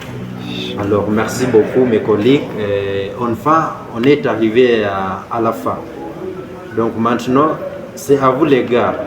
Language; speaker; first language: French; non-native, fluent; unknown